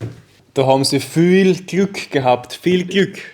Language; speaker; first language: German; native; German